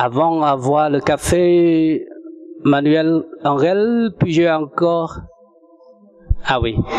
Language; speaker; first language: French; non-native, fluent; Vietnamese